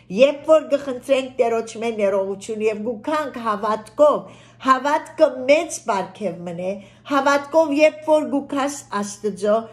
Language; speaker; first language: Armenian; early bilingual, heritage; Armenian